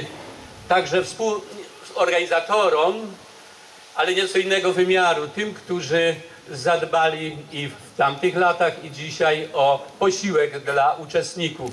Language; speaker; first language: Polish; native; Polish